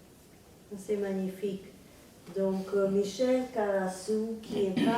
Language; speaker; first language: French; non-native, fluent; Serbian